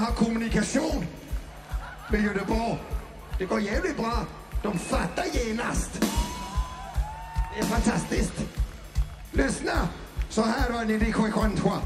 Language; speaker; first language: Swedish; non-native, learner; Danish